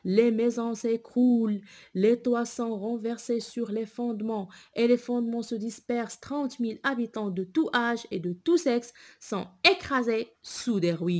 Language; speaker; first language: French; non-native, local second language; Arabic